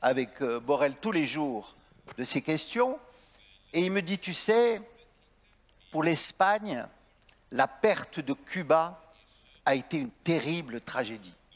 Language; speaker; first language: French; native; French